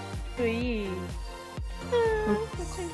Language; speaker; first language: French; non-native, fluent; Spanish